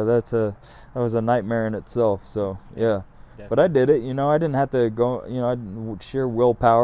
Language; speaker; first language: English; native; English